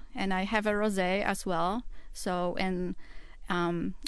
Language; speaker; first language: English; non-native, fluent; Polish